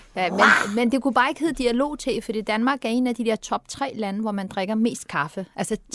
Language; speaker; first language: Danish; early bilingual, other home language; Turkish